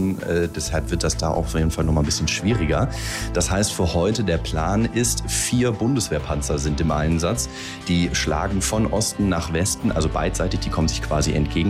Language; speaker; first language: German; native; German